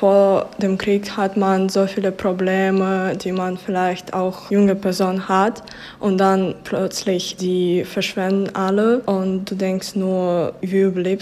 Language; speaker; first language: German; non-native, fluent; Ukrainian